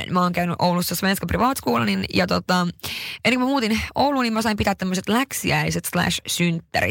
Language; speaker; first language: Finnish; early bilingual, heritage; Finnish